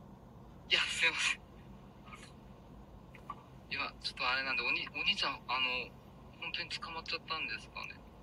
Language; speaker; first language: Japanese; native; Japanese